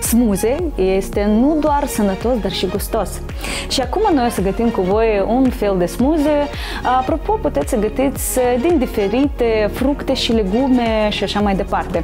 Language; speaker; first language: Romanian; non-native, local second language; Russian